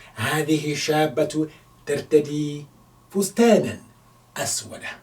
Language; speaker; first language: Arabic; non-native, fluent; English